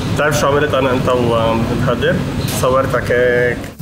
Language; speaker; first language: Arabic; native; Arabic